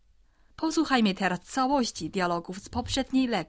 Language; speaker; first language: Polish; non-native, fluent; Chinese